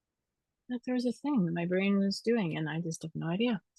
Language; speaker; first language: English; native; English